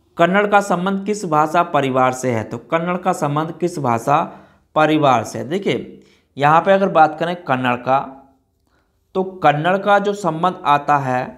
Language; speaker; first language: Hindi; native; Hindi